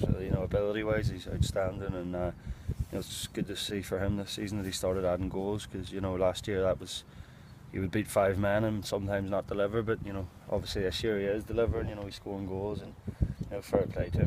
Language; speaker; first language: English; native; English